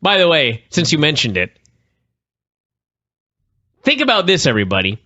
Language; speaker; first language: English; native; English